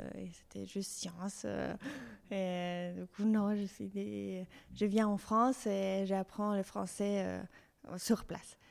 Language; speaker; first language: French; non-native, fluent; Spanish